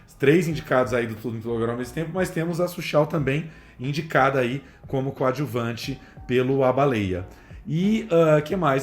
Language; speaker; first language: Portuguese; native; Portuguese